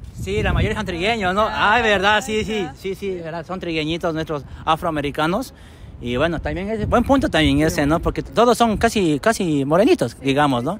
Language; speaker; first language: Spanish; native; Spanish